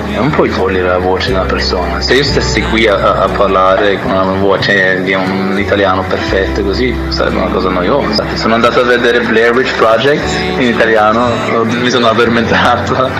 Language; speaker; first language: Italian; non-native, fluent; Norwegian